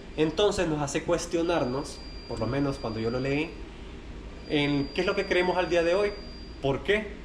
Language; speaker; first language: Spanish; native; Spanish